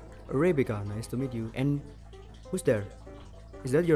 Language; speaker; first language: English; non-native, fluent; Indonesian